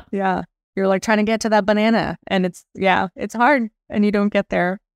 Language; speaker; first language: English; non-native, local second language; Hindi